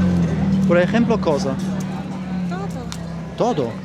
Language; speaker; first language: Spanish; non-native, learner; German